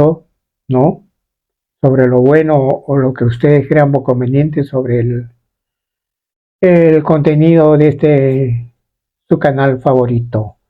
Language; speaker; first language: Spanish; native; Spanish